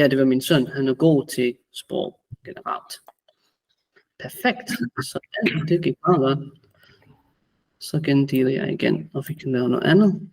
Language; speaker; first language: Danish; non-native, fluent; English